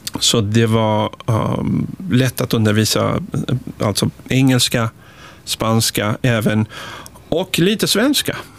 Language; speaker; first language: Swedish; native; Swedish